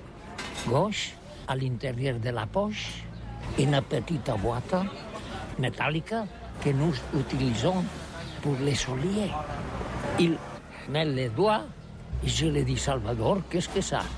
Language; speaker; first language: French; non-native, learner; Catalan